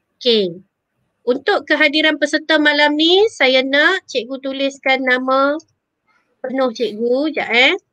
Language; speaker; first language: Malay; native; Malay